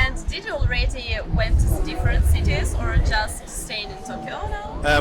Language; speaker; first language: English; non-native, learner; Russian